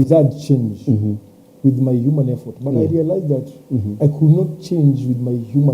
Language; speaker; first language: English; non-native, local second language; Swahili